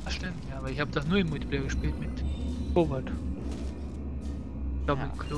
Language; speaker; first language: German; native; German